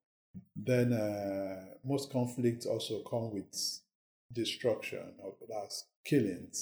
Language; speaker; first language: English; non-native, local second language; Igbo